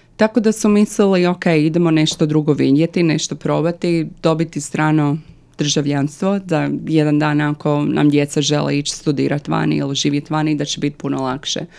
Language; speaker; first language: Croatian; early bilingual, other home language; English